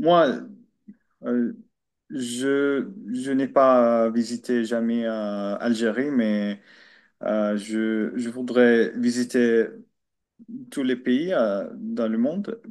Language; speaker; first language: French; non-native, learner; Finnish